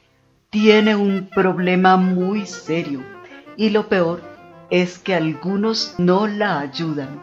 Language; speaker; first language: Spanish; native; Spanish